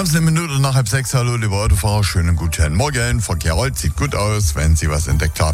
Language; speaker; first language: German; native; German